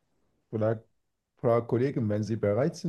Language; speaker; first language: German; non-native, learner; Turkish